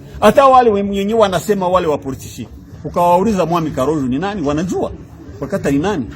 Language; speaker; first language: Swahili; non-native, local second language; Kinyarwanda